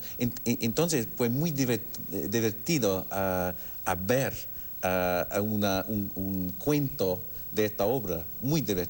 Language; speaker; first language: Spanish; non-native, fluent; English